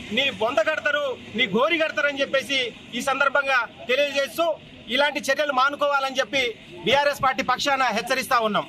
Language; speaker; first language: Telugu; non-native, local second language; Lambadi